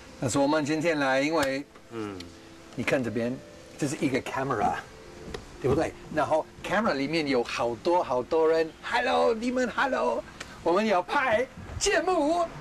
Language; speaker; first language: Chinese; non-native, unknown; English